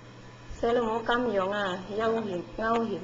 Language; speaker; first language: Cantonese; non-native, learner; Indonesian